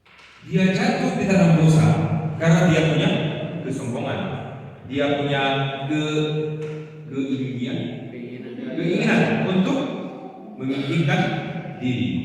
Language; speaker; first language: Indonesian; non-native, fluent; Korean